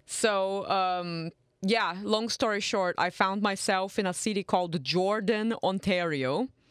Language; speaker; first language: English; non-native, fluent; Portuguese